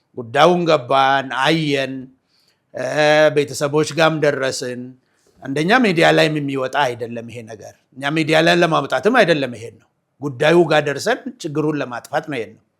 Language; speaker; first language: Amharic; non-native, local second language; Oromo